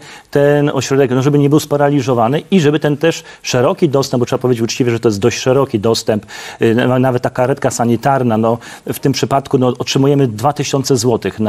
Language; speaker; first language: Polish; native; Polish